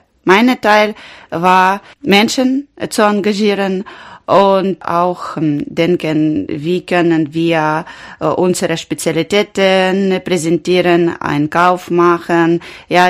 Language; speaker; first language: German; non-native, learner; Ukrainian